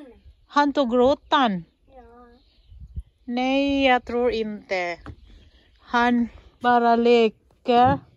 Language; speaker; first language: Swedish; non-native, learner; Filipino